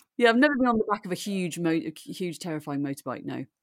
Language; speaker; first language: English; native; English